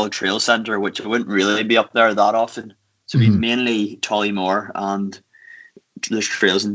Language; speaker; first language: English; native; English